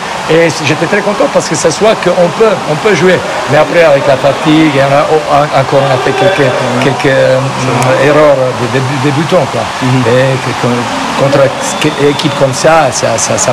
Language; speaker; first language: French; non-native, fluent; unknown